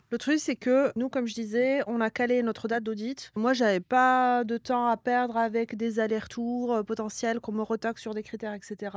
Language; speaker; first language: French; native; French